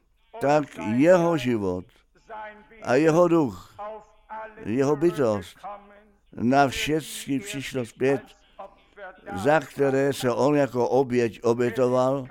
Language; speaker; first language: Czech; non-native, fluent; German